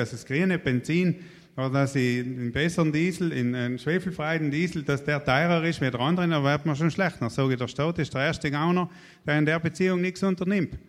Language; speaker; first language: German; native; German